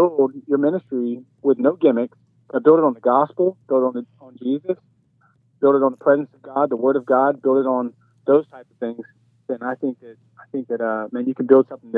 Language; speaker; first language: English; native; English